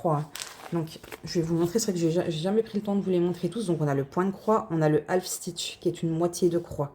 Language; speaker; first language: French; native; French